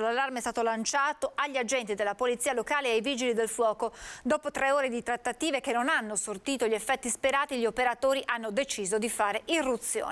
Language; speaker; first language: Italian; native; Italian